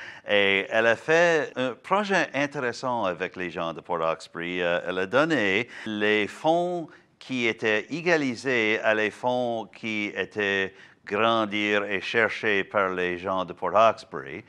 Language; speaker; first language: French; non-native, learner; English